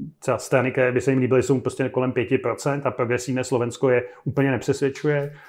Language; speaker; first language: Czech; native; Czech